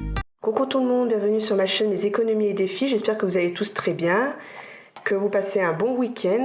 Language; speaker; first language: French; native; French